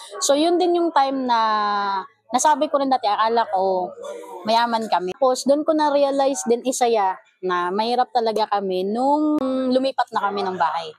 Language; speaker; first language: Filipino; non-native, local second language; Cebuano